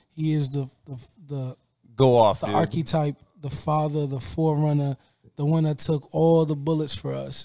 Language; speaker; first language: English; native; English